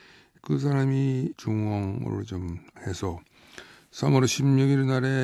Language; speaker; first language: Korean; native; Korean